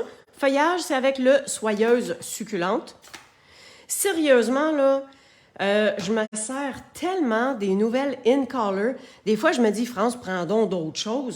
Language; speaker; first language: French; native; French